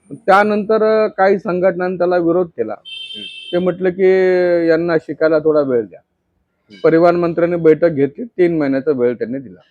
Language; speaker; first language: Marathi; native; Marathi